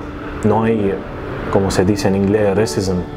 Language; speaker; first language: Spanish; non-native, fluent; Arabic